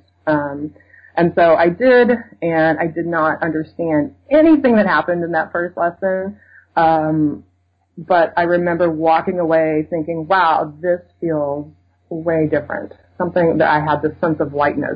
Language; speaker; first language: English; native; English